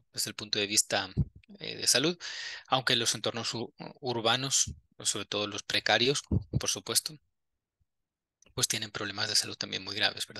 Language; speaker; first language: Spanish; native; Spanish